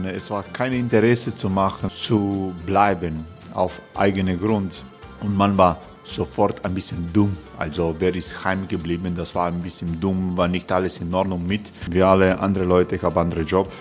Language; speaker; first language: German; non-native, fluent; Croatian